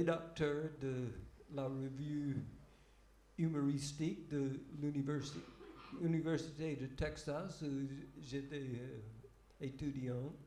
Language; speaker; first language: French; non-native, fluent; English